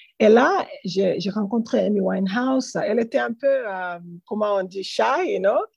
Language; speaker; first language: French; non-native, learner; English